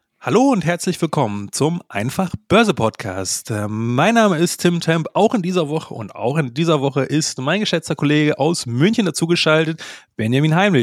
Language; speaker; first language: German; native; German